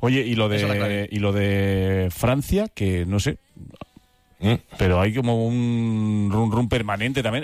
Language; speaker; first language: Spanish; native; Spanish